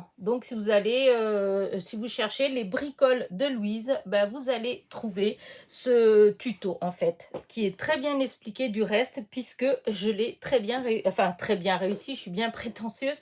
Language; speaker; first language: French; native; French